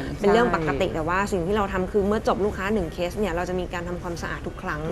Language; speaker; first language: Thai; native; Thai